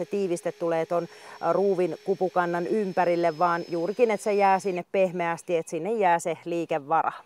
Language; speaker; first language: Finnish; native; Finnish